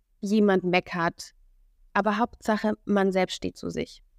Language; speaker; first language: German; native; German